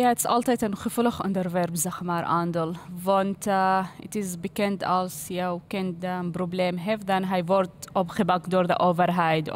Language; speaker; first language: Dutch; non-native, learner; Arabic